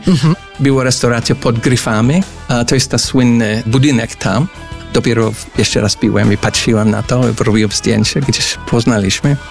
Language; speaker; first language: Polish; non-native, fluent; English